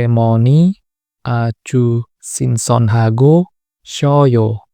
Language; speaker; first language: Korean; non-native, fluent; Indonesian